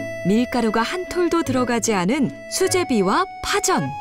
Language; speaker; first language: Korean; native; Korean